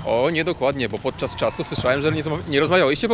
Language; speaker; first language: Polish; native; Polish